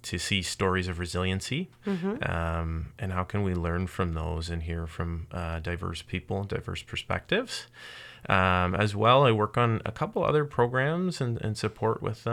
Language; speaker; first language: English; native; English